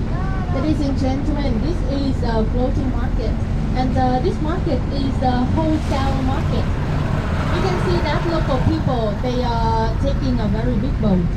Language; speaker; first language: English; non-native, fluent; Vietnamese